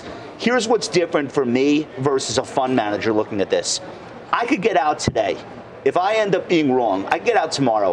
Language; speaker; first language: English; native; English